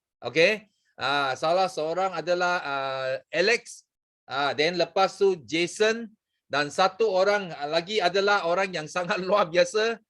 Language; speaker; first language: Malay; non-native, local second language; Chinese